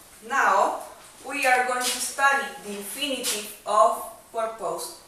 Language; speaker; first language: English; non-native, fluent; Spanish